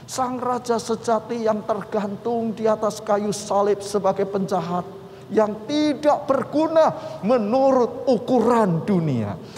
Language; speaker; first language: Indonesian; native; Indonesian